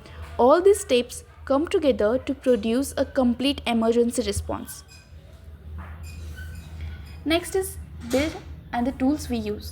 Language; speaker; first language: English; non-native, learner; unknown